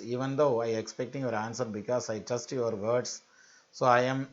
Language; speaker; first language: English; non-native, local second language; Tamil